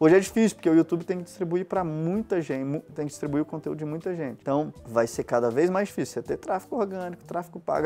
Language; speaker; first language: Portuguese; native; Portuguese